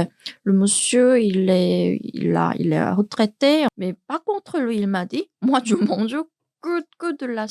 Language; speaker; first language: French; non-native, learner; Korean